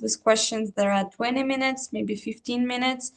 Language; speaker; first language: English; non-native, fluent; Uzbek